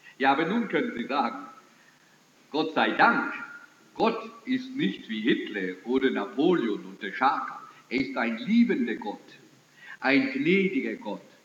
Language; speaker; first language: German; early bilingual, heritage; German